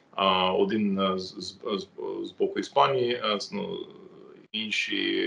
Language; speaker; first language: Ukrainian; non-native, fluent; English